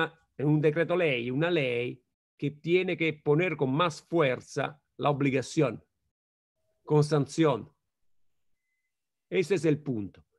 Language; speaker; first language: Spanish; non-native, fluent; Italian